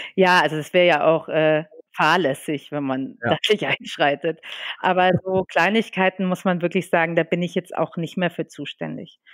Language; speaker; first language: German; native; German